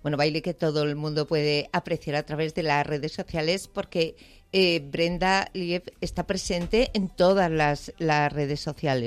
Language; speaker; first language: Spanish; native; Spanish